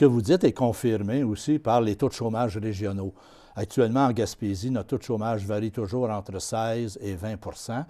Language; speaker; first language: French; native; French